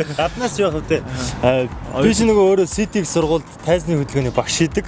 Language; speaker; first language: Mongolian; native; Mongolian